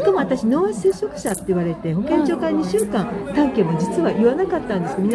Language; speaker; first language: Japanese; native; Japanese